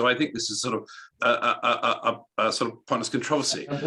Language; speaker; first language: English; native; English